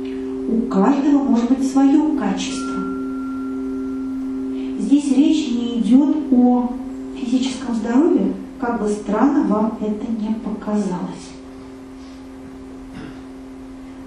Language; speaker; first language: Russian; native; Russian